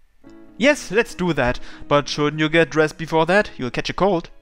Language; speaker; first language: English; native; English